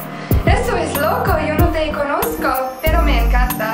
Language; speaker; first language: Spanish; non-native, learner; English